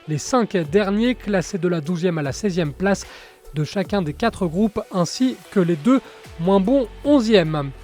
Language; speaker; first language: French; native; French